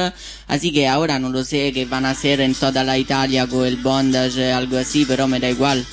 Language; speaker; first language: Spanish; non-native, fluent; Italian